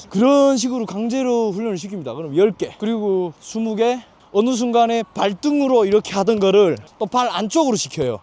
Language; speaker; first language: Korean; native; Korean